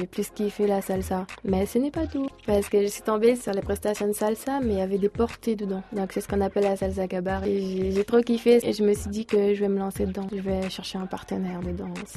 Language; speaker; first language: French; early bilingual, other home language; Portuguese